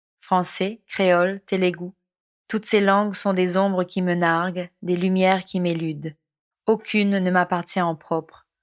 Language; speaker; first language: French; non-native, local second language; Morisyen